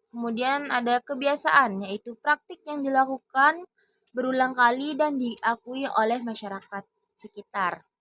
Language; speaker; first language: Indonesian; non-native, local second language; Madurese